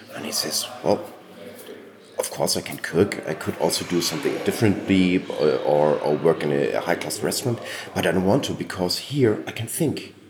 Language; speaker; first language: English; non-native, fluent; German